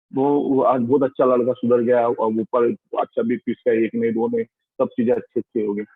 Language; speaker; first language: Hindi; non-native, local second language; Marathi